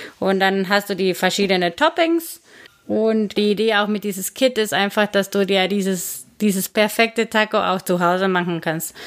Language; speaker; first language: German; non-native, fluent; Spanish